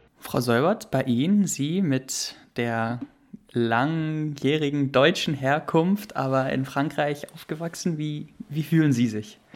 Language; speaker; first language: German; native; German